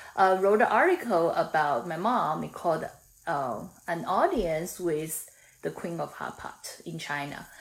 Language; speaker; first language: English; non-native, fluent; Chinese